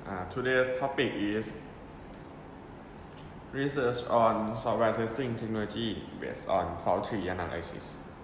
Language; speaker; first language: English; non-native, learner; Thai